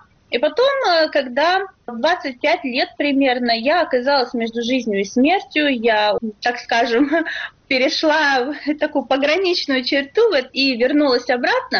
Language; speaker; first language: Russian; native; Russian